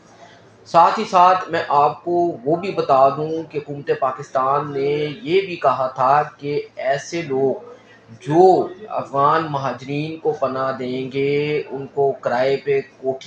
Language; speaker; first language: Urdu; non-native, local second language; Punjabi